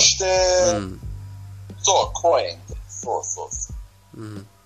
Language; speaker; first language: Japanese; non-native, learner; Persian